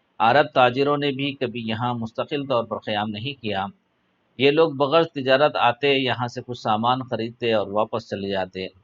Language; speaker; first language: Urdu; native; Urdu